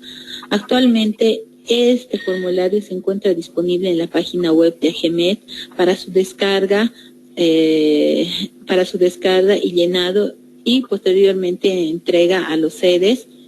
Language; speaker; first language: Spanish; native; Spanish